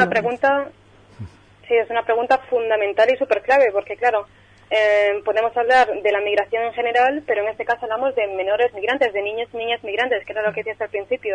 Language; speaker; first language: Spanish; native; Spanish